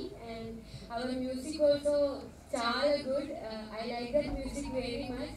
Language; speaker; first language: Telugu; non-native, learner; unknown